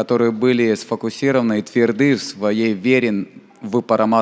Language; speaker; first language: Russian; native; Russian